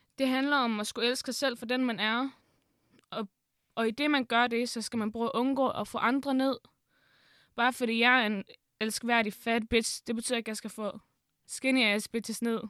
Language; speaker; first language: Danish; early bilingual, other home language; Arabic